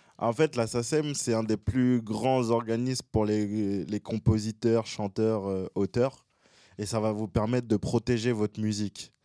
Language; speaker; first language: French; early bilingual, other home language; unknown